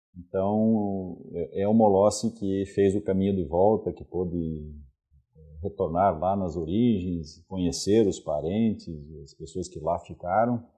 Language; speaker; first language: Portuguese; non-native, local second language; Venetian